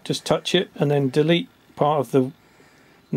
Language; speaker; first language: English; native; English